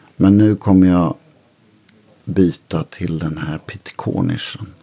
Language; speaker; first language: Swedish; native; Swedish